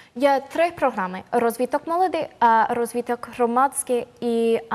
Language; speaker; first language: Ukrainian; non-native, fluent; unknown